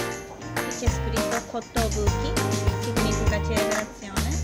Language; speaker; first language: Italian; non-native, learner; Japanese